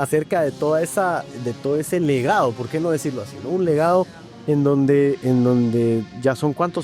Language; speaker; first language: Spanish; native; Spanish